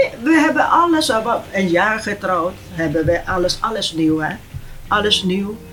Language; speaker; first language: Dutch; non-native, local second language; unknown